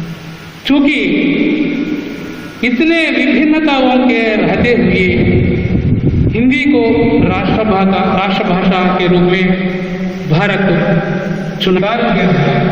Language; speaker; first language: Hindi; non-native, local second language; Telugu